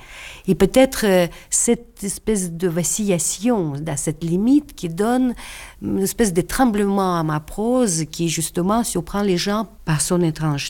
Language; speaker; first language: French; non-native, fluent; Russian